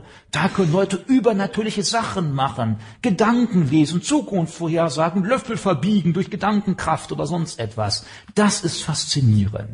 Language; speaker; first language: German; native; German